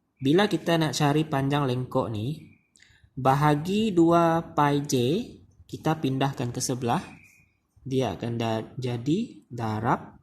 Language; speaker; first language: Malay; native; Malay